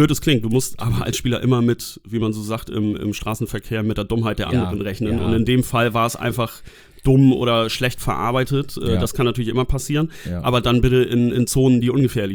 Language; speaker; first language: German; native; German